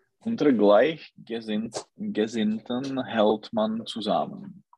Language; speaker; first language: German; non-native, learner; Czech